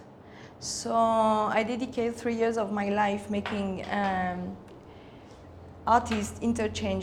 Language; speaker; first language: English; non-native, fluent; Spanish